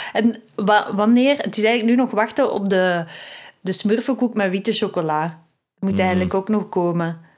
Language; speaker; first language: Dutch; native; Dutch